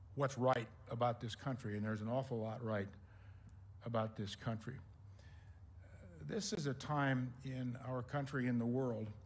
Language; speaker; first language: English; native; English